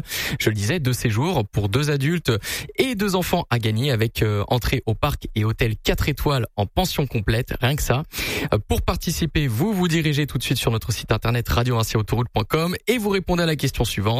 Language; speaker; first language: French; native; French